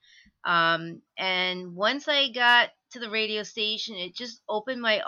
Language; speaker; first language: English; native; English